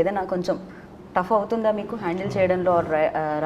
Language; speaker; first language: Telugu; native; Telugu